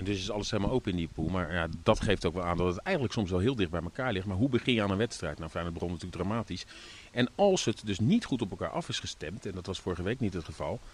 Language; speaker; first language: Dutch; native; Dutch